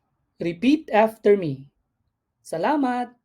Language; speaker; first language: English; non-native, local second language; Cebuano